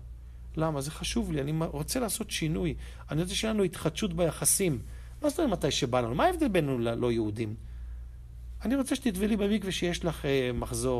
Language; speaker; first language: Hebrew; native; Hebrew